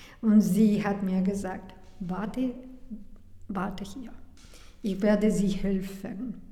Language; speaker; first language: German; non-native, learner; Spanish